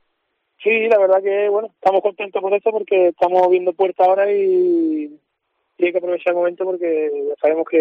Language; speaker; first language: Spanish; native; Spanish